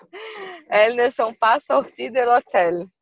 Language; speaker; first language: French; non-native, learner; Portuguese